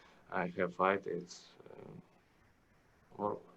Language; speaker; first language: English; non-native, learner; Russian